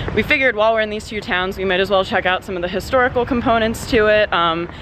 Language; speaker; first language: English; native; English